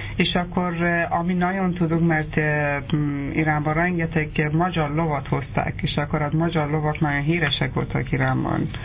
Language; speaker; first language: Hungarian; non-native, fluent; Persian